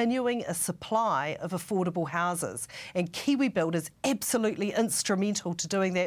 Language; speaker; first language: English; native; English